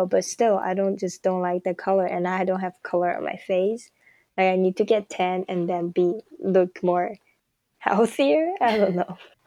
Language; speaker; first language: English; non-native, fluent; Chinese